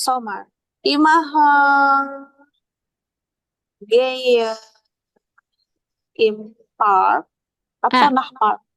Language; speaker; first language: German; non-native, learner; Indonesian